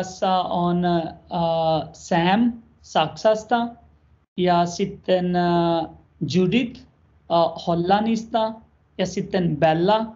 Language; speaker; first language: Finnish; non-native, learner; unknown